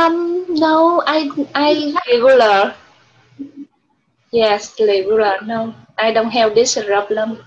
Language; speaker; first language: English; non-native, learner; Vietnamese